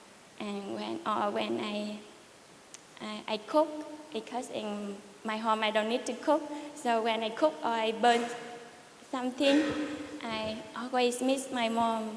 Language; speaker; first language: English; non-native, learner; Vietnamese